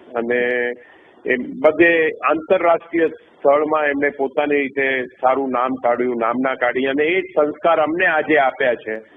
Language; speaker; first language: Gujarati; non-native, local second language; Kachhi